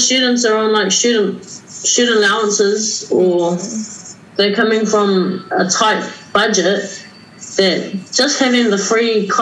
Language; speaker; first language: English; native; English